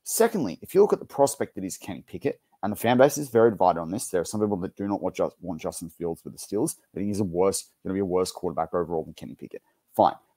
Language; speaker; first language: English; native; English